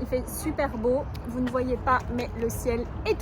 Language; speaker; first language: French; native; French